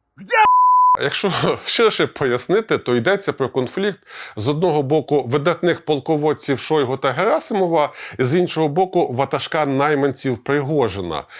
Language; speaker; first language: Ukrainian; native; Ukrainian